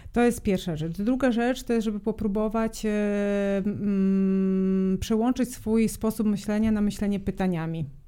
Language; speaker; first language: Polish; non-native, fluent; Serbian